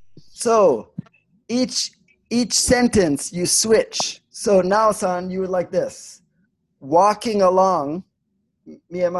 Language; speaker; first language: English; non-native, fluent; Swedish